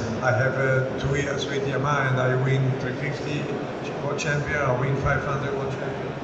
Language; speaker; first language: English; non-native, learner; Italian